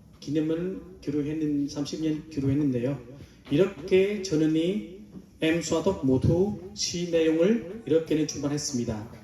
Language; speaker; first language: Korean; non-native, learner; Vietnamese